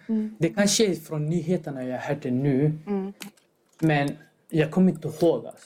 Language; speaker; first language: Swedish; non-native, fluent; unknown